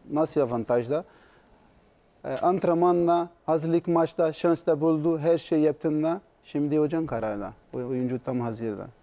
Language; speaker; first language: Turkish; non-native, learner; Portuguese